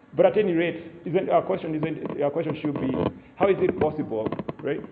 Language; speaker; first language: English; non-native, local second language; Kikuyu